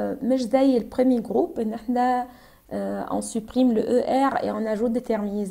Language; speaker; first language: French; non-native, fluent; Arabic